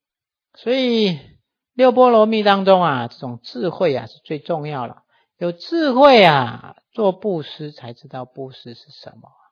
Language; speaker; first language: Chinese; native; Chinese